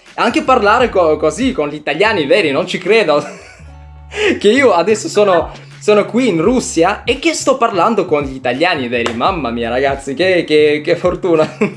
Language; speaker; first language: Italian; non-native, fluent; Russian